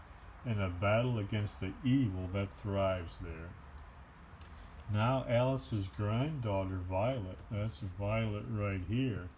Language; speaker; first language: English; native; English